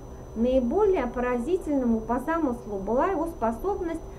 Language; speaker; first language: Russian; native; Russian